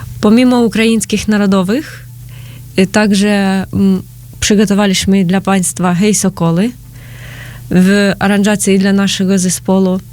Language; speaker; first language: Polish; non-native, learner; Ukrainian